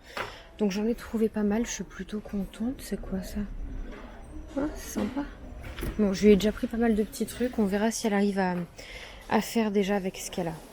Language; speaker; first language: French; native; French